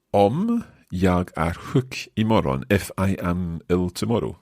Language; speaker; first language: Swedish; non-native, learner; English